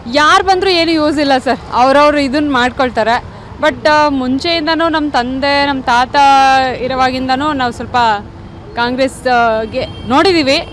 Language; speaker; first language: Kannada; native; Kannada